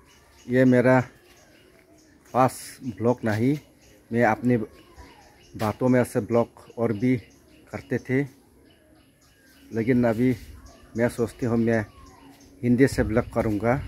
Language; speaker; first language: Hindi; non-native, local second language; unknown